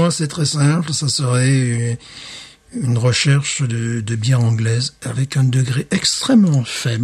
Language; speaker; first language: French; native; French